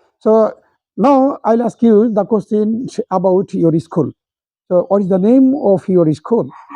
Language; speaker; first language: English; non-native, local second language; Bangla